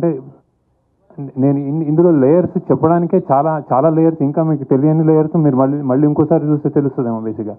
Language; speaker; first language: Telugu; native; Telugu